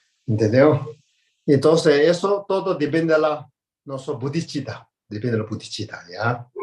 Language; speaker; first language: Spanish; non-native, learner; Tibetan